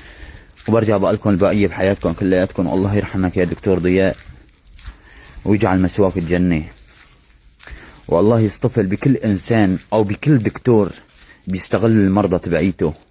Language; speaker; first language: Arabic; native; Arabic